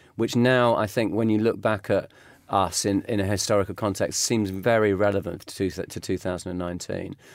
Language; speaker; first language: English; native; English